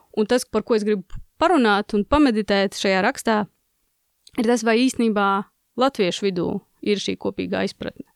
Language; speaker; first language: Latvian; non-native, local second language; Russian